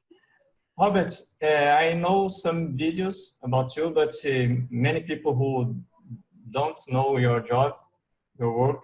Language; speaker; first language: English; non-native, learner; Portuguese